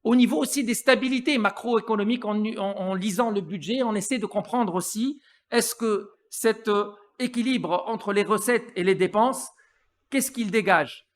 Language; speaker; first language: French; non-native, local second language; Arabic